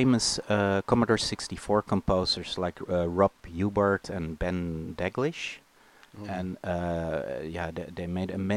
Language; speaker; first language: English; non-native, fluent; Dutch